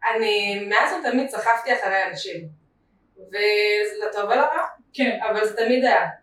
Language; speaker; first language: Hebrew; early bilingual, other home language; Russian